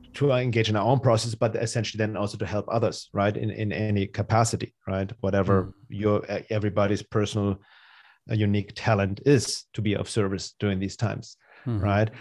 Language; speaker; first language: English; non-native, fluent; German